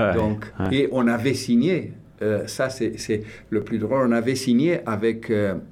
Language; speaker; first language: French; non-native, fluent; Romanian